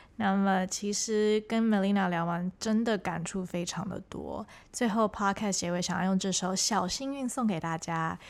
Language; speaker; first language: Chinese; early bilingual, heritage; Chinese